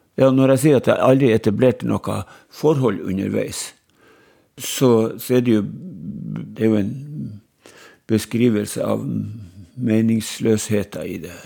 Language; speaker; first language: Norwegian; native; Norwegian